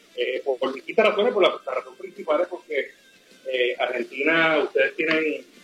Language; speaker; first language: Spanish; native; Spanish